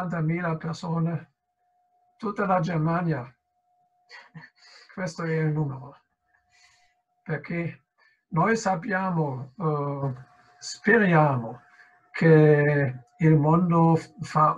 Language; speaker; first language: Italian; non-native, fluent; German